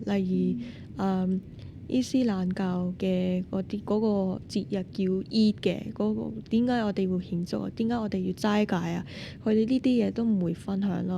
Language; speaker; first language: Cantonese; non-native, fluent; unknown